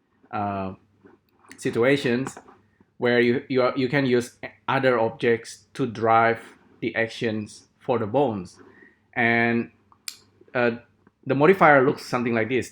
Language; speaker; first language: English; non-native, fluent; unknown